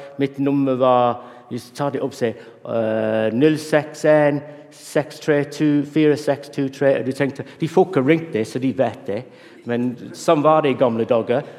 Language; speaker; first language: Norwegian; non-native, fluent; English